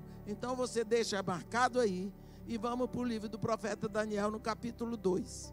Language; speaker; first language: Portuguese; native; Portuguese